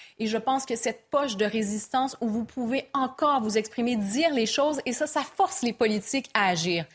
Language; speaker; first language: French; native; French